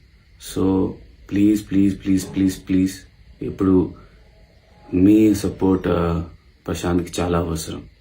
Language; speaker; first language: Telugu; non-native, local second language; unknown